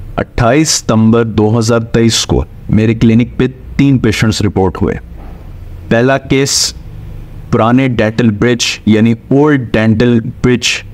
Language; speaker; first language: Urdu; native; Urdu